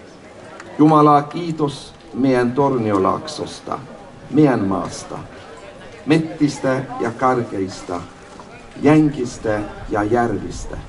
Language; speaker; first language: Finnish; non-native, learner; Swedish